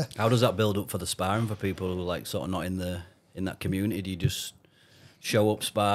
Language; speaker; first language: English; native; English